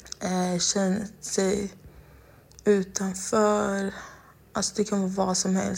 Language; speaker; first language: Swedish; non-native, local second language; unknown